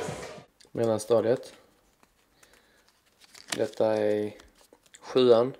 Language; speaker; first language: Swedish; native; Swedish